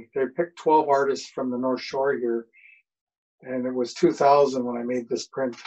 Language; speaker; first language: English; native; English